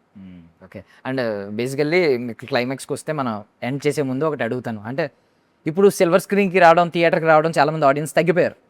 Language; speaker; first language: Telugu; native; Telugu